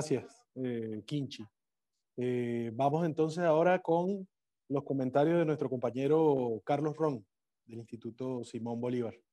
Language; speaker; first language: Spanish; native; Spanish